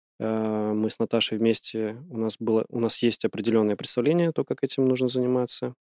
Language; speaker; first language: Russian; early bilingual, heritage; Russian